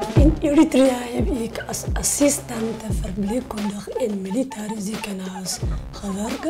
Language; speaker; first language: Dutch; non-native, learner; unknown